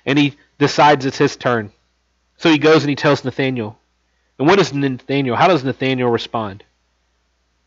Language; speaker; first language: English; native; English